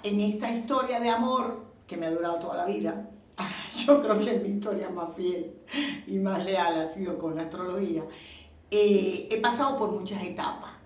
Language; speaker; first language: Spanish; native; Spanish